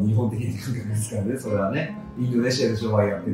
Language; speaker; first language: Japanese; native; Japanese